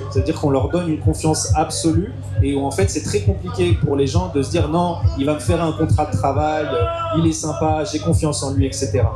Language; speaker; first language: French; native; French